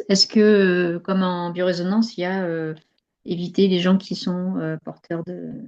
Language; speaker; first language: French; native; French